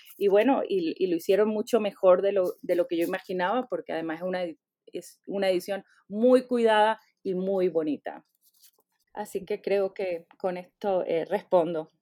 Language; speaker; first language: Spanish; native; Spanish